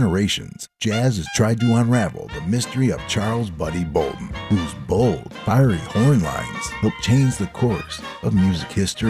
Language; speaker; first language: English; native; English